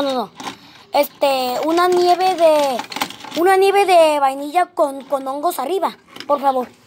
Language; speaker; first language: Spanish; native; Spanish